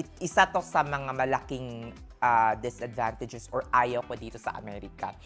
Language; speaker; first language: Filipino; native; Filipino